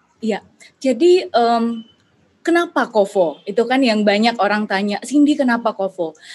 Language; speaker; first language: Indonesian; native; Indonesian